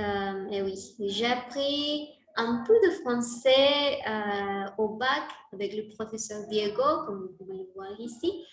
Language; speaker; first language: French; non-native, learner; Spanish